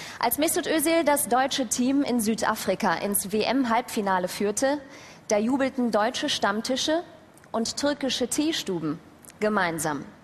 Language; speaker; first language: German; early bilingual, other home language; Turkish